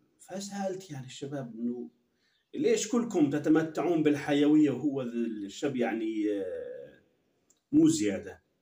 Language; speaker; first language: Arabic; native; Arabic